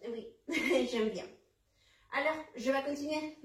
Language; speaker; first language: French; non-native, learner; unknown